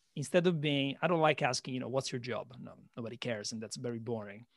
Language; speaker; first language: English; non-native, fluent; Italian